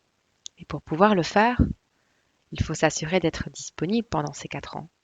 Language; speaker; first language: French; native; French